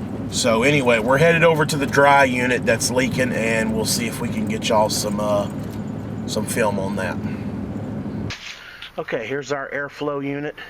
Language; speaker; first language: English; native; English